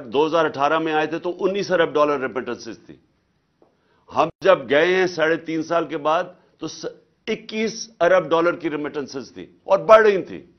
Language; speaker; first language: Urdu; native; Urdu